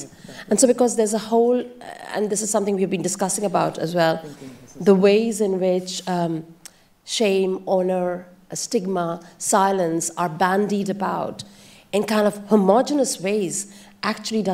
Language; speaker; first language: English; non-native, local second language; Bangla